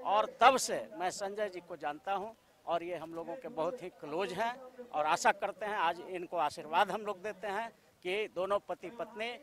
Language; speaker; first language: Hindi; native; Hindi